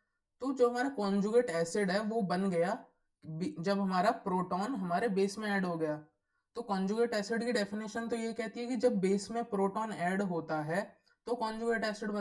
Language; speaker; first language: Hindi; native; Hindi